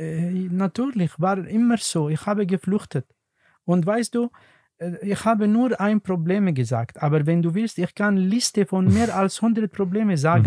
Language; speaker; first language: German; non-native, learner; Arabic